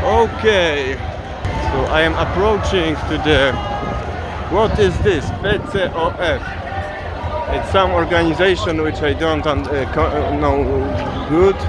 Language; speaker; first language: English; non-native, fluent; Polish